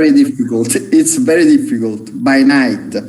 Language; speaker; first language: English; non-native, learner; Italian